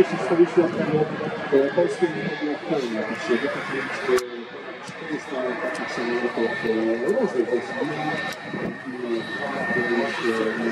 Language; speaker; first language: Polish; native; Polish